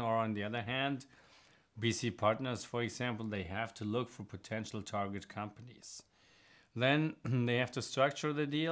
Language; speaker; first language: English; non-native, fluent; German